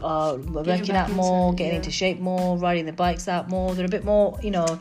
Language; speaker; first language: English; native; English